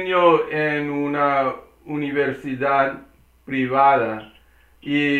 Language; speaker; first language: Spanish; non-native, learner; English